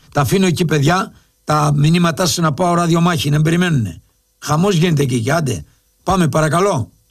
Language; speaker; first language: Greek; native; Greek